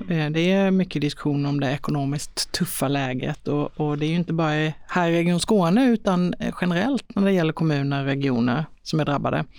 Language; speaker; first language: Swedish; native; Swedish